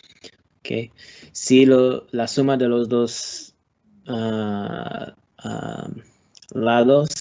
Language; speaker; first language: Spanish; non-native, learner; English